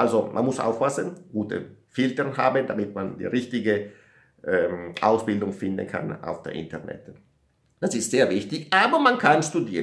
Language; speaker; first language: German; non-native, learner; Italian